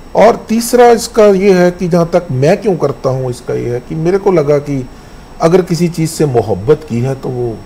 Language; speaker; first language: Hindi; native; Hindi